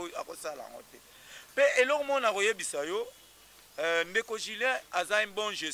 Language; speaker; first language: Lingala; non-native, local second language; Kongo